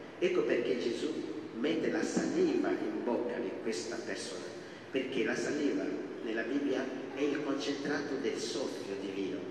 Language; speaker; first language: Italian; non-native, fluent; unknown